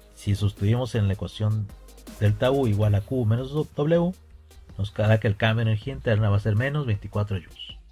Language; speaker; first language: Spanish; native; Spanish